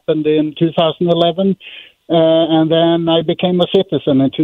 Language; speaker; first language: English; non-native, fluent; Swedish